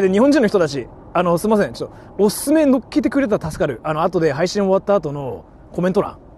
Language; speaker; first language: Japanese; native; Japanese